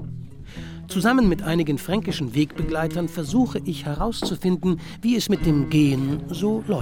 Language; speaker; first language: German; native; German